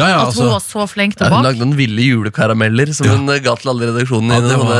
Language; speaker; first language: Norwegian; native; Norwegian